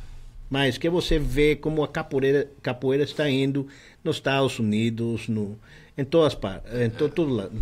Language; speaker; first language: Portuguese; non-native, learner; Spanish